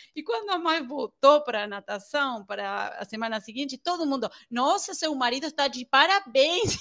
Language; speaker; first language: Portuguese; non-native, fluent; Spanish